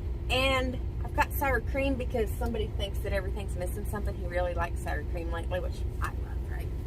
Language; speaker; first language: English; native; English